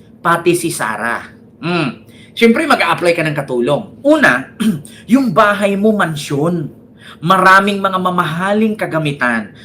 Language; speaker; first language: Filipino; native; Filipino